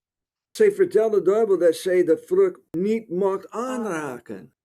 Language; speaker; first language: Dutch; non-native, fluent; English